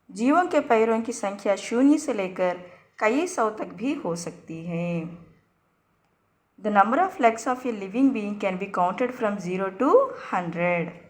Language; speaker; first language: Hindi; non-native, local second language; Telugu